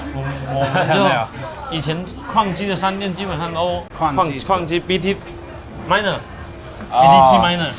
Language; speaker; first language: Chinese; native; Chinese